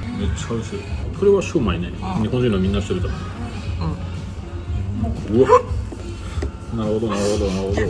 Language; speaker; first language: Japanese; non-native, fluent; French